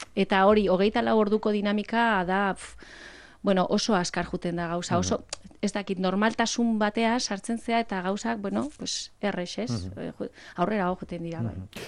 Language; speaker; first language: Basque; non-native, local second language; Spanish